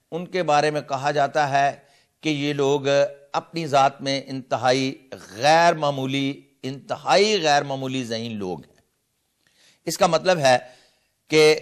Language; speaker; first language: Urdu; non-native, local second language; Punjabi